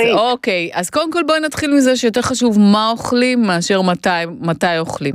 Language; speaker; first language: Hebrew; native; Hebrew